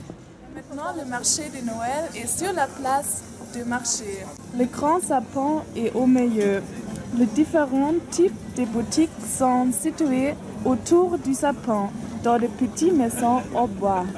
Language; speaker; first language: French; non-native, learner; German